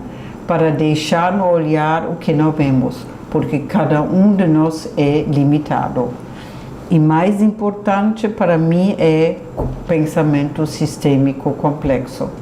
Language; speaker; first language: Portuguese; non-native, fluent; German